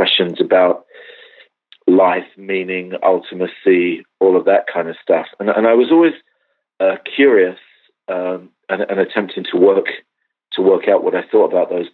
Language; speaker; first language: English; native; English